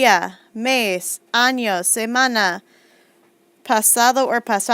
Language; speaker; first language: Spanish; non-native, fluent; English